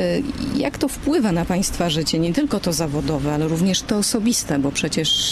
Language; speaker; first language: Polish; native; Polish